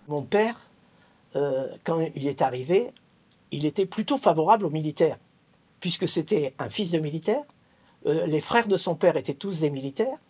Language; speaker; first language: French; native; French